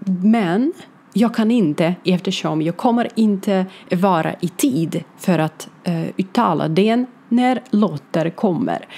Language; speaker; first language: Swedish; non-native, learner; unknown